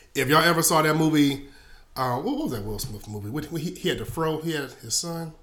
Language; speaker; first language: English; native; English